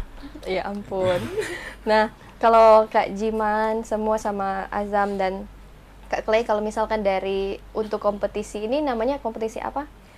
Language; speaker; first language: Indonesian; native; Indonesian